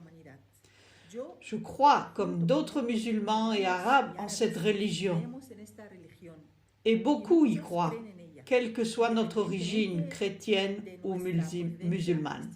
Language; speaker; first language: French; non-native, fluent; Arabic